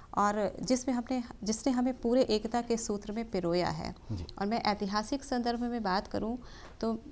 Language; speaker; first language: Hindi; native; Hindi